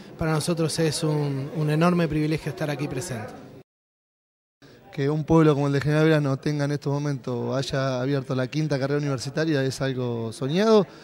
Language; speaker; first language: Spanish; native; Spanish